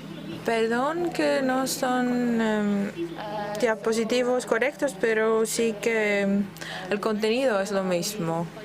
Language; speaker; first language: Spanish; non-native, fluent; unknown